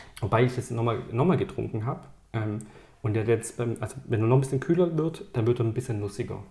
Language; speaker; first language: German; early bilingual, other home language; Italian